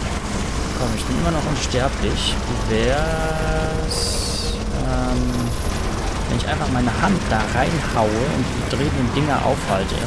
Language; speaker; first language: German; native; German